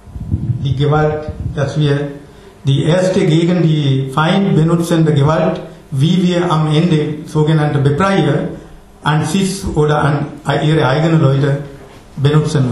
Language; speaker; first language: German; non-native, learner; Sinhala